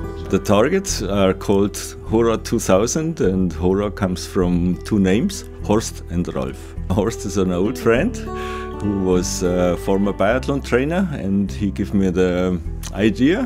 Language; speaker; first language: English; non-native, fluent; German